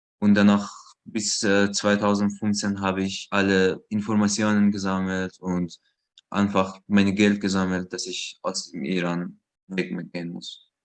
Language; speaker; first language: German; non-native, learner; Persian